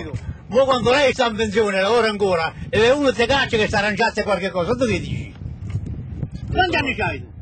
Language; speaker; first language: Italian; native; Italian